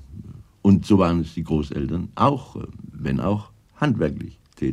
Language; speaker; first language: German; native; German